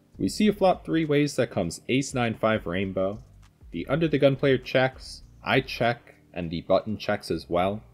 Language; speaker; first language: English; native; English